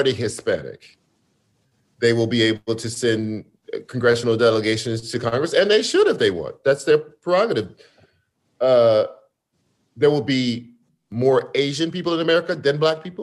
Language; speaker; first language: English; native; English